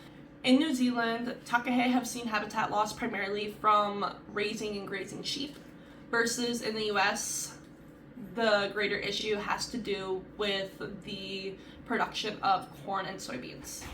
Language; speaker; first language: English; native; English